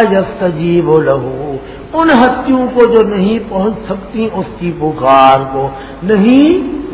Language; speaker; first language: Urdu; non-native, local second language; Punjabi